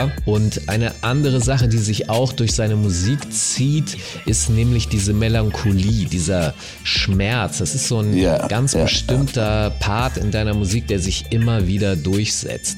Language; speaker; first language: German; native; German